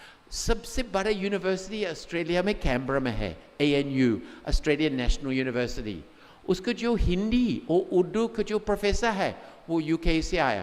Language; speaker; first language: Hindi; non-native, fluent; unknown